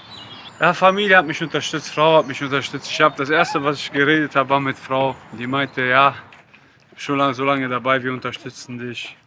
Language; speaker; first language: German; non-native, fluent; Polish